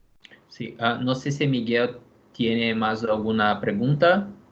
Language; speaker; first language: Spanish; non-native, fluent; Portuguese